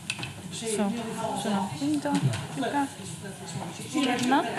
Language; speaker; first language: Icelandic; non-native, fluent; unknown